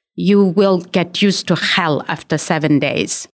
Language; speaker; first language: English; non-native, fluent; Chinese